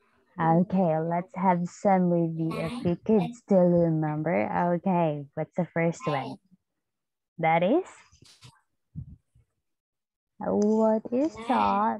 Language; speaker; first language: English; non-native, fluent; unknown